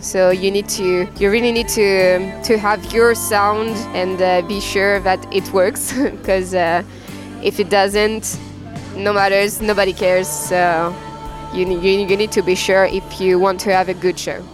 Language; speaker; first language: English; non-native, fluent; French